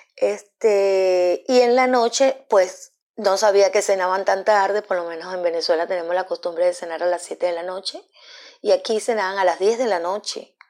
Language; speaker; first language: Spanish; native; Spanish